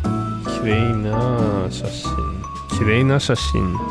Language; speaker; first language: Japanese; non-native, learner; English